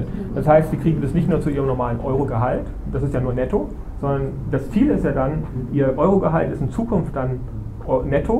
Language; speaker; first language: German; native; German